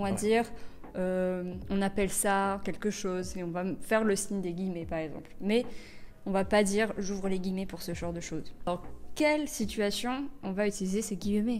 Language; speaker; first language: French; native; French